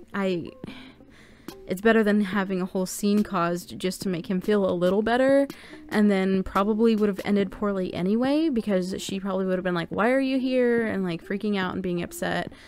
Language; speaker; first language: English; native; English